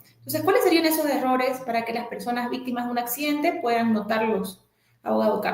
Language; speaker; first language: Spanish; native; Spanish